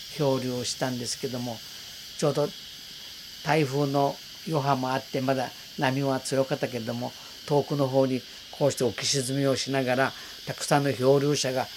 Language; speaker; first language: Japanese; native; Japanese